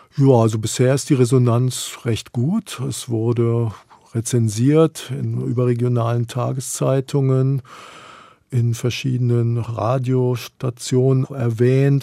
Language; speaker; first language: German; native; German